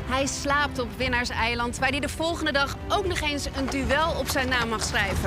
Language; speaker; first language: Dutch; native; Dutch